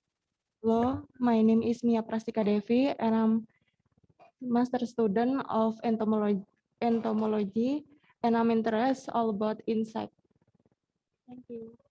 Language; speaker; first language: English; non-native, learner; Indonesian